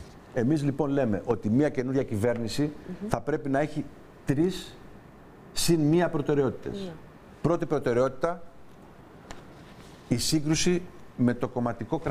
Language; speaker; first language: Greek; native; Greek